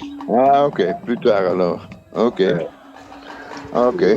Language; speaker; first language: French; non-native, fluent; Dutch